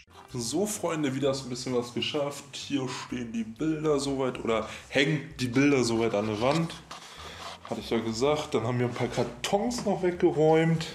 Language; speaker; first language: German; native; German